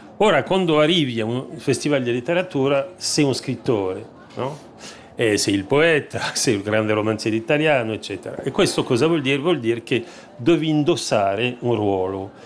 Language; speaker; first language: Italian; non-native, fluent; French